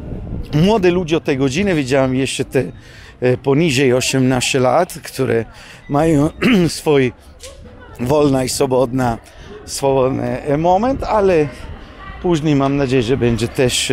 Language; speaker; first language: Polish; non-native, fluent; Italian